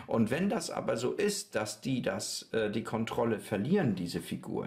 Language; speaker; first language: German; native; German